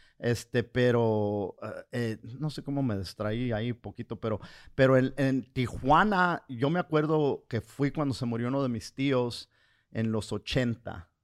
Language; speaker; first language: Spanish; early bilingual, heritage; Spanish